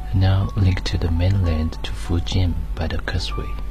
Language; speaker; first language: English; non-native, fluent; Chinese